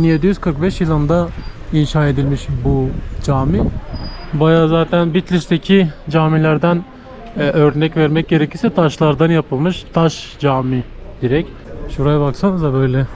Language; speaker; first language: Turkish; native; Turkish